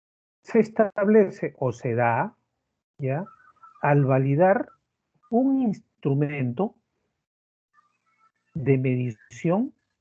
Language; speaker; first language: Spanish; native; Spanish